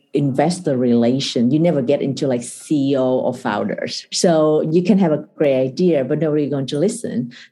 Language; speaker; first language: English; non-native, fluent; Vietnamese